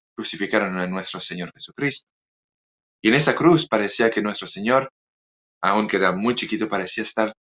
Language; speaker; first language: Spanish; non-native, fluent; French